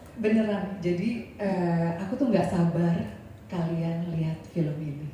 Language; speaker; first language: Indonesian; native; Indonesian